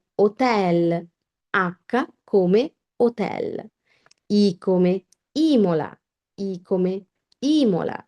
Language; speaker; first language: Italian; non-native, fluent; Bangla